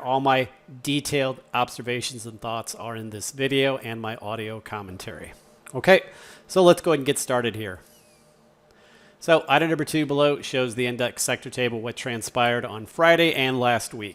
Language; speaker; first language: English; native; English